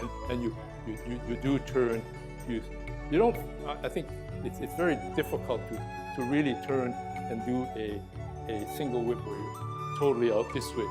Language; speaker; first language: English; native; English